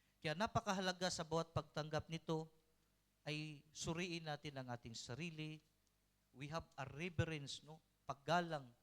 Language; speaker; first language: Filipino; non-native, local second language; Cebuano